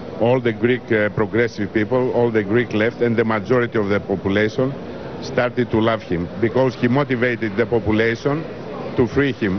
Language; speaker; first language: English; non-native, fluent; Greek